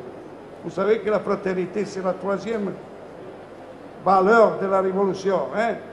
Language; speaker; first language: French; non-native, fluent; Italian